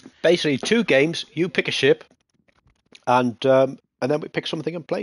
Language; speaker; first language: English; native; English